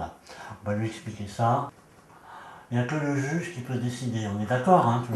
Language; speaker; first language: French; native; French